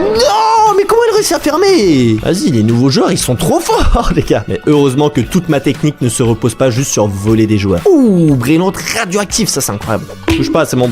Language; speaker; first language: French; native; French